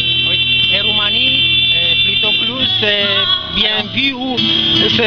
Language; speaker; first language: French; non-native, local second language; Romanian